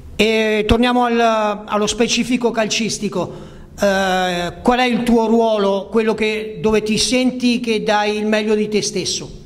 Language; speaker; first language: Italian; native; Italian